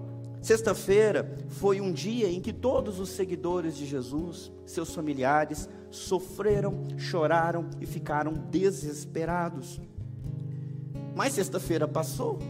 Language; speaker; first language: Portuguese; native; Portuguese